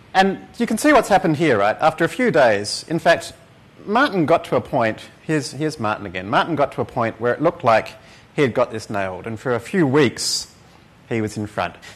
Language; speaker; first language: English; native; English